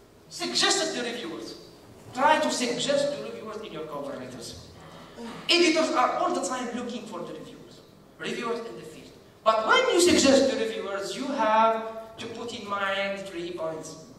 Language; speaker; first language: English; non-native, fluent; Arabic